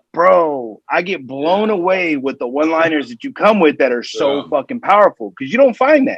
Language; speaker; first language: English; native; English